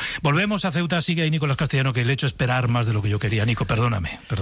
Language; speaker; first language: Spanish; native; Spanish